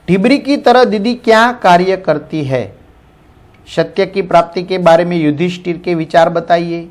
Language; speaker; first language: Hindi; non-native, local second language; Gujarati